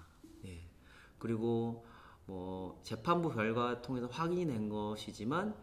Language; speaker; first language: Korean; native; Korean